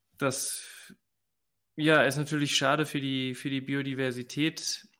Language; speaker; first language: German; early bilingual, other home language; Spanish